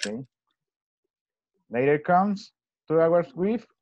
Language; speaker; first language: English; non-native, fluent; Spanish